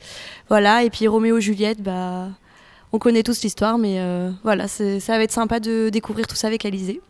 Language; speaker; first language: French; native; French